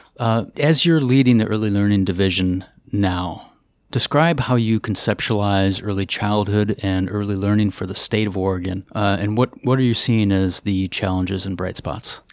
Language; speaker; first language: English; native; English